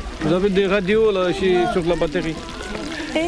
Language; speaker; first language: French; non-native, learner; Romanian